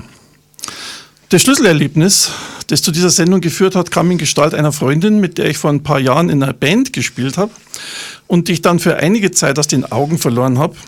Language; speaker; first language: German; native; German